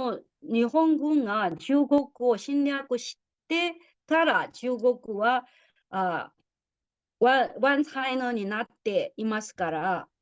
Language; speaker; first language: Japanese; non-native, fluent; Chinese